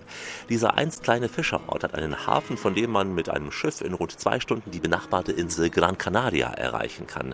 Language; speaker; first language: German; native; German